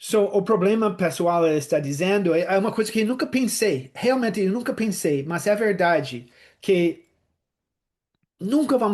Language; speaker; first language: Portuguese; non-native, fluent; English